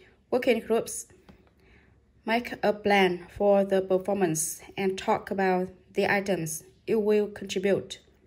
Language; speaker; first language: English; non-native, fluent; Vietnamese